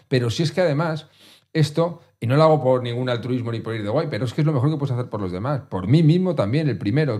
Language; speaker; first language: Spanish; native; Spanish